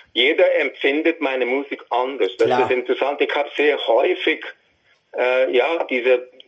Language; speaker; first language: German; non-native, fluent; English